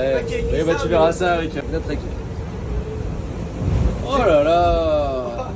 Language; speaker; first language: French; native; French